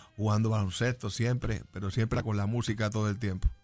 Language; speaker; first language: Spanish; native; Spanish